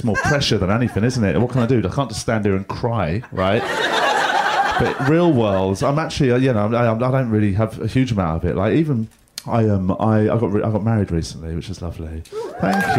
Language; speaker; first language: English; native; English